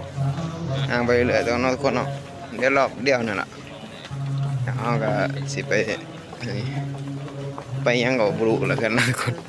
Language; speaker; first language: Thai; non-native, local second language; Lao